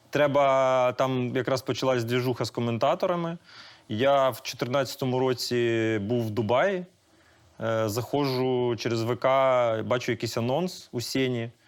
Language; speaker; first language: Ukrainian; native; Ukrainian